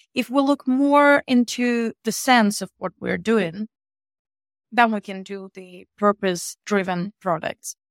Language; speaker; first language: English; non-native, fluent; Ukrainian